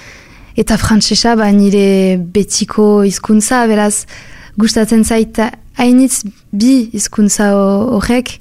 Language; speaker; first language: Basque; non-native, local second language; French